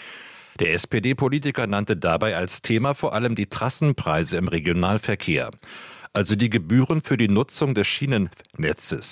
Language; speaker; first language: German; native; German